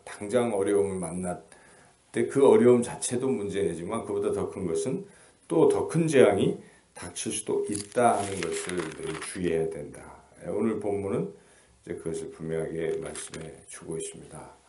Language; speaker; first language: Korean; native; Korean